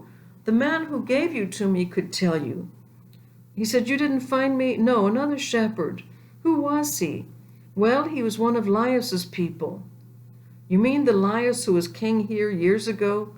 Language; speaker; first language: English; native; English